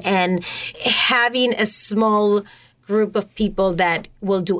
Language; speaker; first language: English; non-native, fluent; Spanish